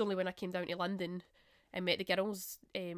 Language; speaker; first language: English; native; English